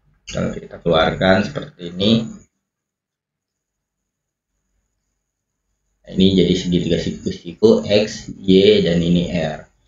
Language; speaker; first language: Indonesian; native; Indonesian